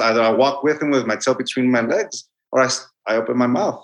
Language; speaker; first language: English; non-native, fluent; Spanish